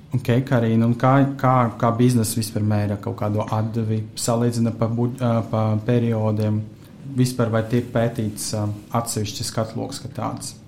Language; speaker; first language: Latvian; non-native, local second language; Russian